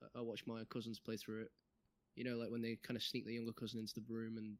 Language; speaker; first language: English; native; English